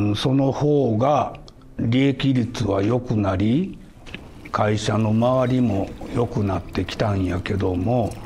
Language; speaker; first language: Japanese; native; Japanese